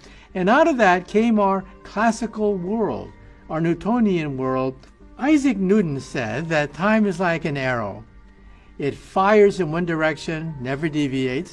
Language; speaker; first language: English; native; English